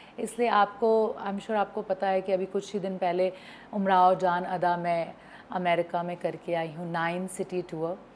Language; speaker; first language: Hindi; native; Hindi